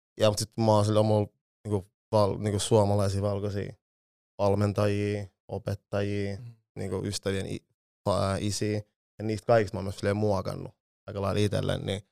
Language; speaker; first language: Finnish; early bilingual, other home language; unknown